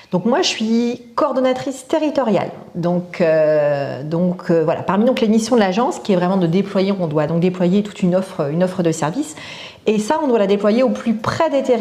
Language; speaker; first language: French; native; French